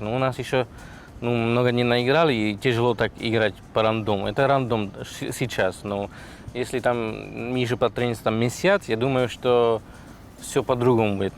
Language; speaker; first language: Russian; non-native, fluent; Slovak